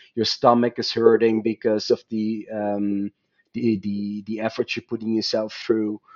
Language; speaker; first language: English; non-native, fluent; Dutch